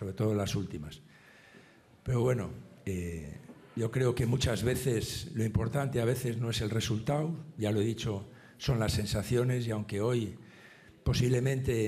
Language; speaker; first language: Spanish; native; Spanish